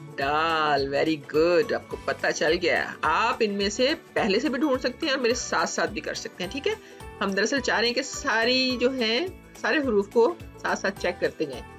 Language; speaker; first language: Urdu; native; Urdu